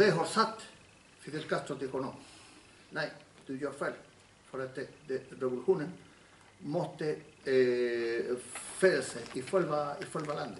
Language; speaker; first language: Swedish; non-native, learner; Spanish